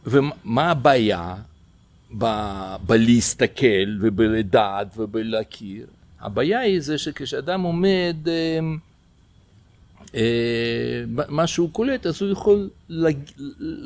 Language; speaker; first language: Hebrew; non-native, fluent; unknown